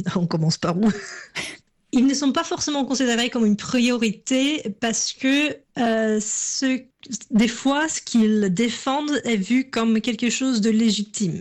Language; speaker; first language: French; non-native, fluent; English